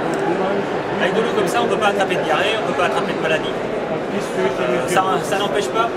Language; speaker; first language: French; native; French